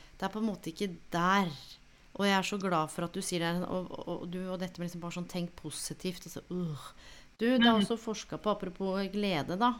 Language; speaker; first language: Norwegian; native; Norwegian